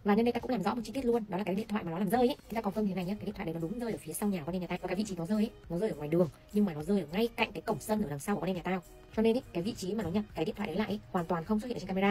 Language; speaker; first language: Vietnamese; native; Vietnamese